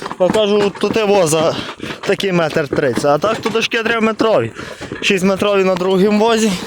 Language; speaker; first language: Ukrainian; native; Ukrainian